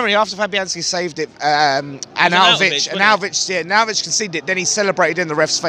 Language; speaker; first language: English; native; English